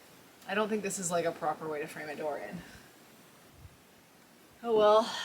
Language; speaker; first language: English; native; English